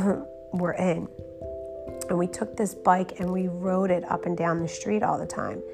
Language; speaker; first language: English; early bilingual, other home language; Romanian